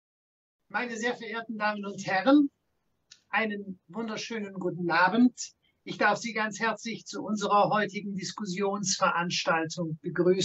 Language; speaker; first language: German; native; German